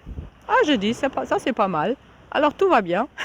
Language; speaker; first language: French; non-native, fluent; German